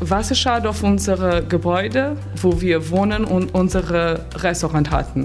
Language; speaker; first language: German; non-native, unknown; Portuguese